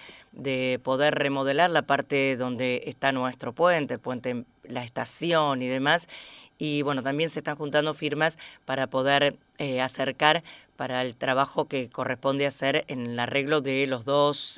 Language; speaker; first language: Spanish; native; Spanish